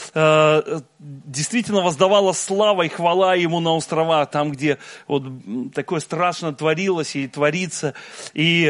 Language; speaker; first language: Russian; native; Russian